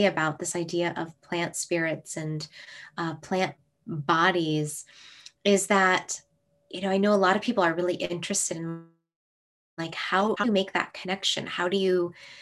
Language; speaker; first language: English; native; English